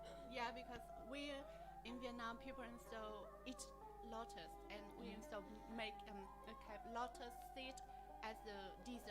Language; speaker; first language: English; non-native, learner; Vietnamese